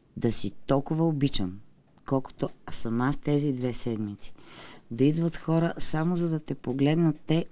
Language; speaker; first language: Bulgarian; native; Bulgarian